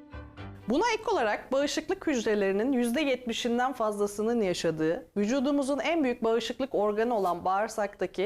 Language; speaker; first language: Turkish; native; Turkish